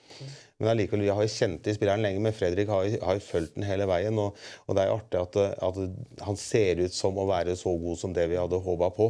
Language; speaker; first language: Norwegian; native; Norwegian